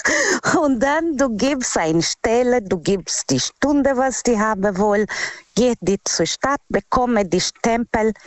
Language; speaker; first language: German; non-native, learner; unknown